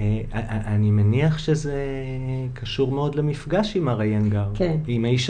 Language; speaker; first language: Hebrew; native; Hebrew